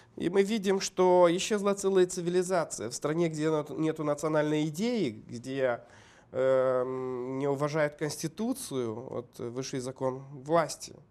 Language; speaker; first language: Russian; non-native, local second language; Romanian